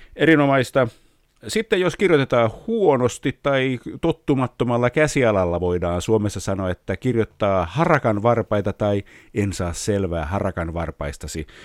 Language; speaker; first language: Finnish; native; Finnish